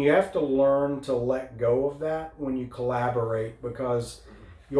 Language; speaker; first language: English; native; English